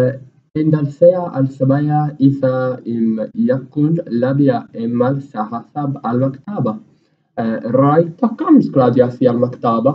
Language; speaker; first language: Arabic; non-native, learner; English